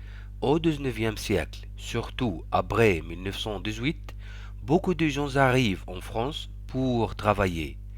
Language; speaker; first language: French; non-native, fluent; Arabic